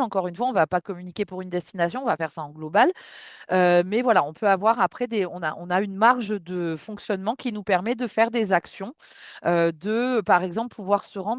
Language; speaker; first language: French; native; French